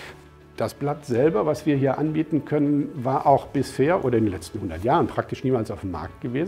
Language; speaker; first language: German; native; German